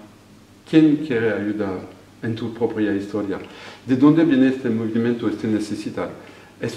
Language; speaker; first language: Spanish; non-native, fluent; French